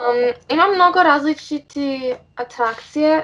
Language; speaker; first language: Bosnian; early bilingual, heritage; English